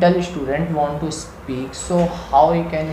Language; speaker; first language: English; non-native, learner; Hindi